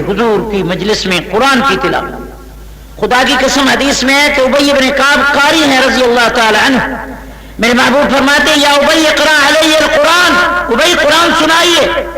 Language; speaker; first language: Urdu; non-native, local second language; Saraiki